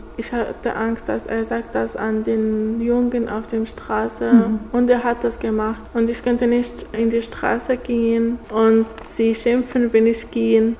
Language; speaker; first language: German; non-native, learner; Arabic